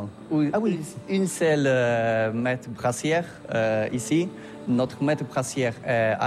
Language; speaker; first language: French; non-native, learner; Polish